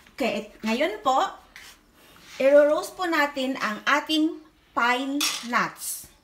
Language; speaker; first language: Filipino; non-native, local second language; Cebuano